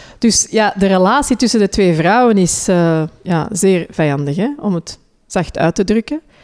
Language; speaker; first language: Dutch; early bilingual, other home language; Hindi